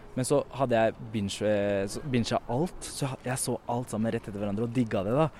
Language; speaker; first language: Norwegian; native; Norwegian